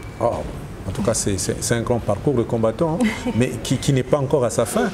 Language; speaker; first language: French; non-native, local second language; Lingala